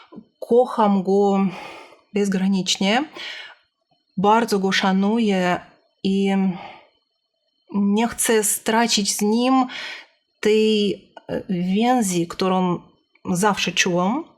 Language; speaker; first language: Polish; non-native, fluent; Russian